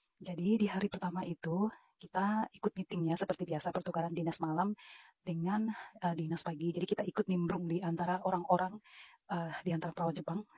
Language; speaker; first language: Indonesian; native; Indonesian